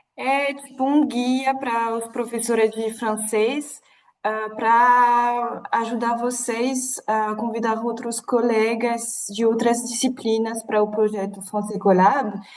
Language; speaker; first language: Portuguese; non-native, fluent; French